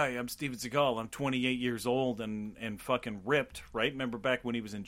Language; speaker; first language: English; native; English